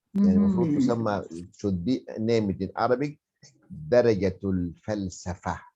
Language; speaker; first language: Arabic; native; Arabic